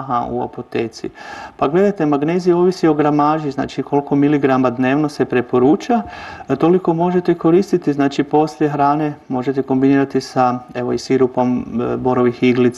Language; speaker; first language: Croatian; native; Croatian